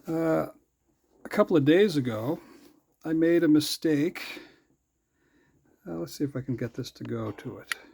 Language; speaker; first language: English; native; English